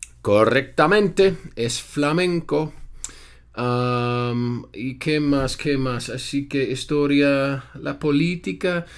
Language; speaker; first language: Spanish; non-native, fluent; English